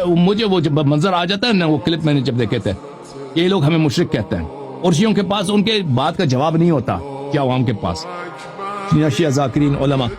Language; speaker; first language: Urdu; non-native, fluent; Persian